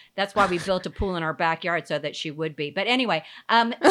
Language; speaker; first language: English; native; English